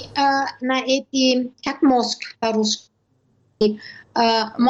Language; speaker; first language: Russian; non-native, learner; German